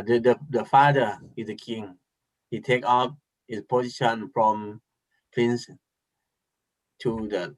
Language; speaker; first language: English; non-native, learner; Thai